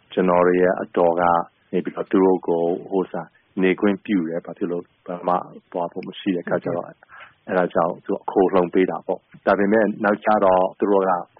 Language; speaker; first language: Burmese; non-native, local second language; Chinese